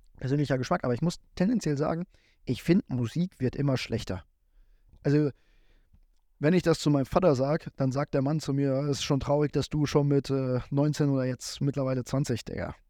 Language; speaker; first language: German; native; German